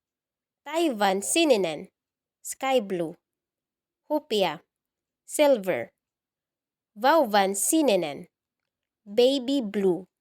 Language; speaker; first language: Finnish; non-native, learner; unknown